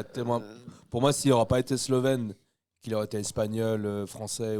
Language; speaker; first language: French; native; French